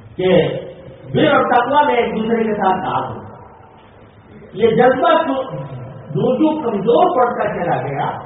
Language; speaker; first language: Urdu; native; Urdu